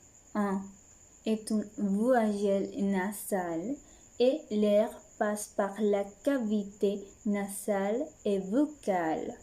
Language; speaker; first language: French; non-native, learner; Spanish